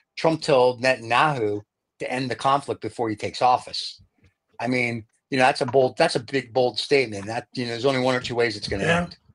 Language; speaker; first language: English; native; English